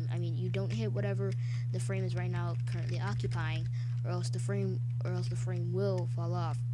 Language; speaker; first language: English; native; English